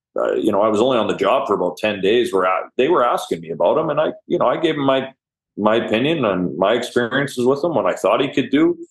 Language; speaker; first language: English; native; English